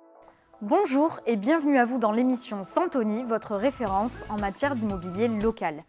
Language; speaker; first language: French; native; French